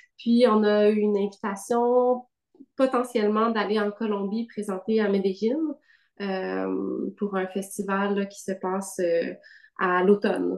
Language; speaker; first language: French; native; French